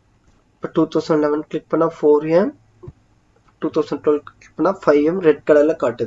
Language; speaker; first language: Tamil; native; Tamil